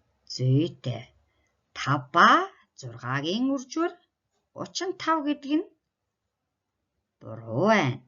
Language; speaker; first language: Mongolian; native; Mongolian